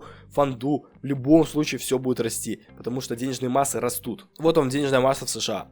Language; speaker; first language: Russian; native; Russian